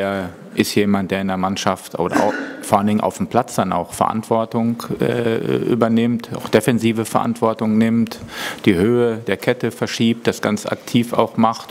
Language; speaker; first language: German; native; German